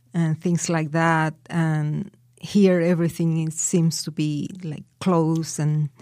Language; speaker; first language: English; non-native, fluent; Spanish